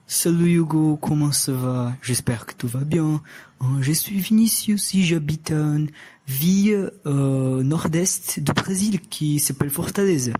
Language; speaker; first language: French; non-native, learner; Portuguese